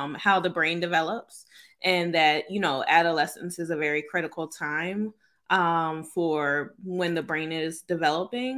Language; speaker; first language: English; native; English